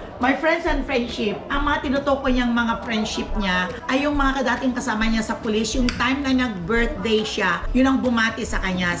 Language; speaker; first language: Filipino; non-native, local second language; Cebuano